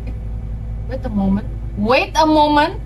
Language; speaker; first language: English; non-native, learner; Indonesian